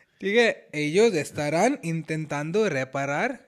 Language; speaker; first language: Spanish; non-native, learner; Hindi